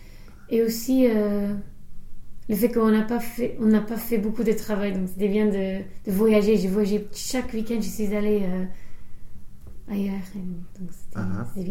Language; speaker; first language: French; non-native, fluent; English